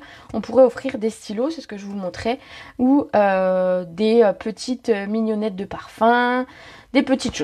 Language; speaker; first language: French; native; French